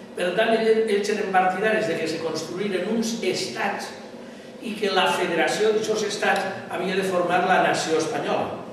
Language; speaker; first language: Catalan; native; Catalan